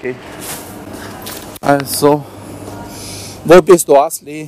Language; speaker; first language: German; non-native, learner; Ukrainian